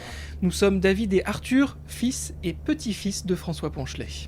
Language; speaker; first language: French; native; French